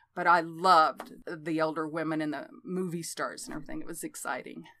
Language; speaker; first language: English; native; English